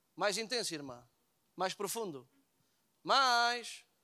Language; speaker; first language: Portuguese; native; Portuguese